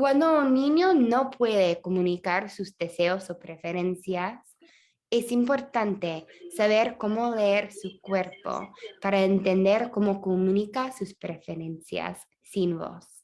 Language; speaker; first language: Spanish; non-native, fluent; English